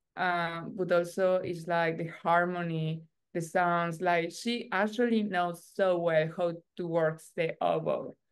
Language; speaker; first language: English; non-native, learner; Spanish